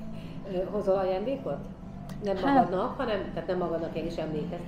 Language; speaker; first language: Hungarian; native; Hungarian